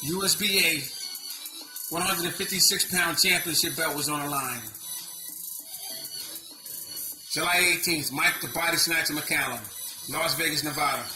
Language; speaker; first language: English; native; English